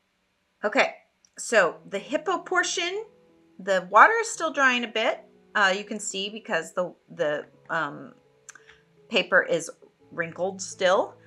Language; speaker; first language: English; native; English